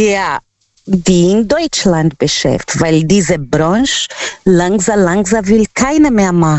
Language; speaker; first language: German; non-native, learner; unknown